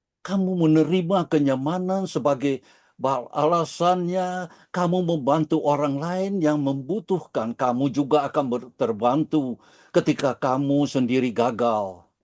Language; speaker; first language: Indonesian; early bilingual, heritage; Dutch